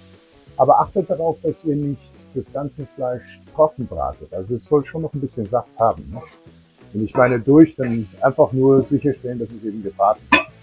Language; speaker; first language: German; native; German